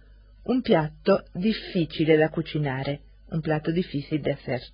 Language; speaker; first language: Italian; non-native, fluent; Spanish